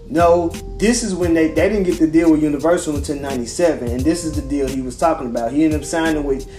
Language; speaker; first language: English; native; English